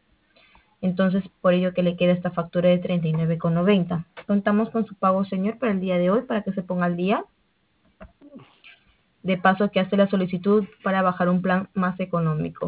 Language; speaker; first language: Spanish; native; Spanish